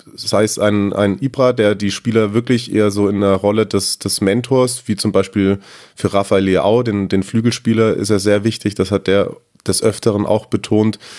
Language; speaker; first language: German; non-native, fluent; French